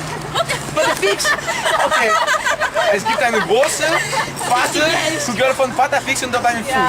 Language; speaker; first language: German; non-native, learner; French